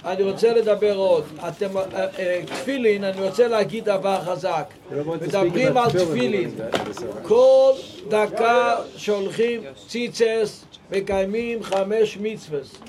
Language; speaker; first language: Hebrew; non-native, local second language; Yiddish